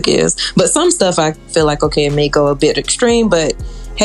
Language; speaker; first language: English; native; English